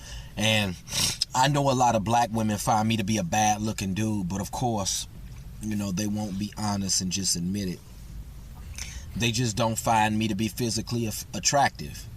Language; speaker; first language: English; native; English